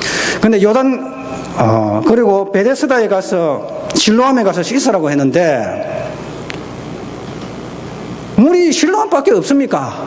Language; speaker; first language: Korean; native; Korean